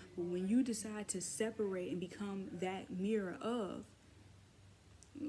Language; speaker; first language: English; native; English